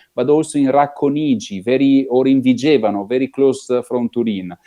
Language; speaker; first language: English; non-native, fluent; Italian